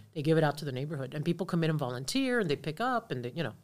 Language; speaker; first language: English; native; English